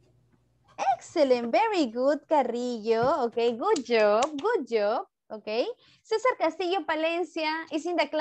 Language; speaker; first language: English; non-native, fluent; Spanish